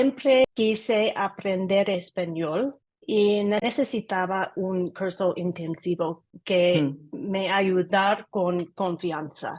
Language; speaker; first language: Spanish; non-native, learner; English